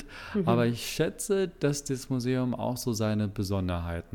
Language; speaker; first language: German; native; German